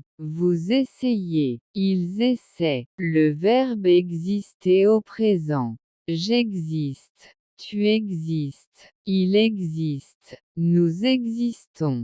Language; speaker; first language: French; non-native, local second language; Arabic